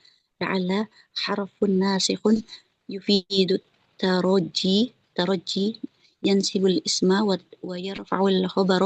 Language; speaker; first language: Arabic; non-native, learner; Indonesian